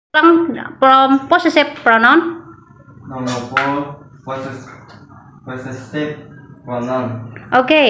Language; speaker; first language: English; non-native, learner; Indonesian